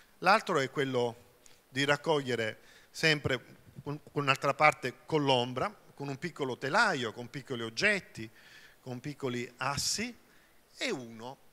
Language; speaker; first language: Italian; native; Italian